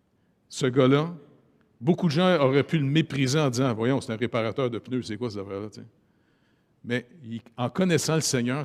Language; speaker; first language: French; native; French